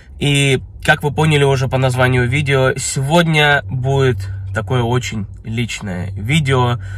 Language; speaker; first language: Russian; early bilingual, heritage; Russian